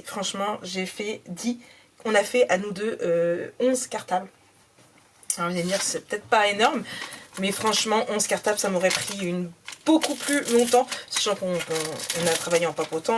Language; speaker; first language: French; native; French